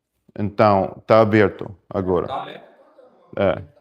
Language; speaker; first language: Portuguese; non-native, learner; Spanish